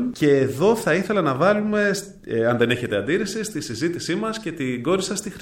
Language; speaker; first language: Greek; native; Greek